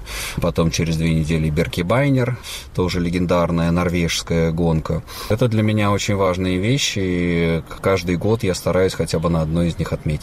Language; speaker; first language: Russian; native; Russian